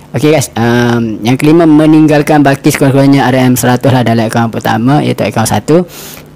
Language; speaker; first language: Malay; native; Malay